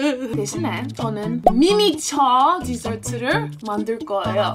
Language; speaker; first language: Korean; non-native, fluent; English